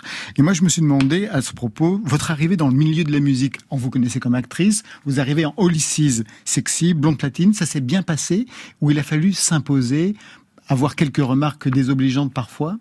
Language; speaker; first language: French; native; French